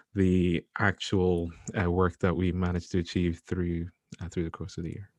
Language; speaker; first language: English; non-native, local second language; Yoruba